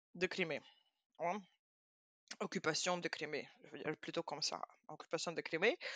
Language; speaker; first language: French; non-native, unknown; Russian